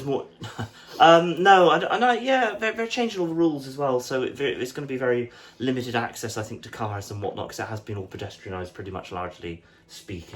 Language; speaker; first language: English; native; English